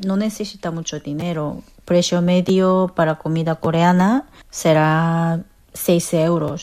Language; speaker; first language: Spanish; non-native, fluent; Korean